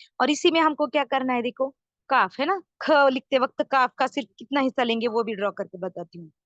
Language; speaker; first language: Hindi; native; Hindi